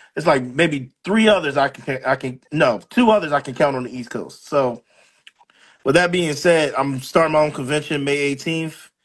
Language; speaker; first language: English; native; English